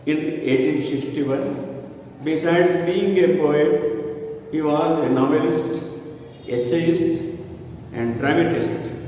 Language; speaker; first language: English; non-native, local second language; Kannada